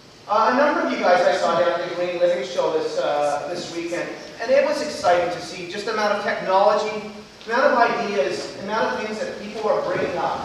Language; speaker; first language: English; native; English